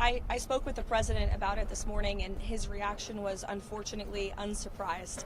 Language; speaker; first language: English; native; English